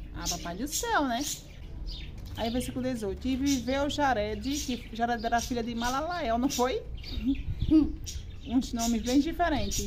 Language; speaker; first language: Portuguese; native; Portuguese